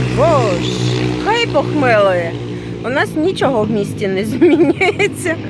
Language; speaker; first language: Ukrainian; non-native, local second language; Russian